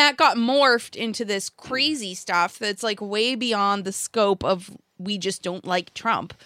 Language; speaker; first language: English; native; English